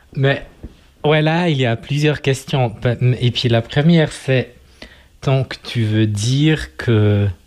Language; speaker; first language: French; non-native, local second language; German